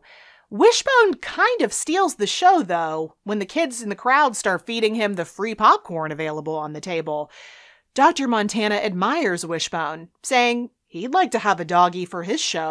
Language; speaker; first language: English; native; English